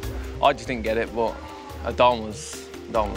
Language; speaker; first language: English; native; English